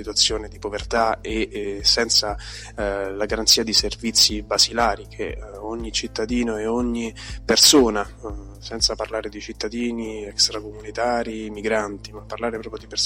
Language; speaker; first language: Italian; native; Italian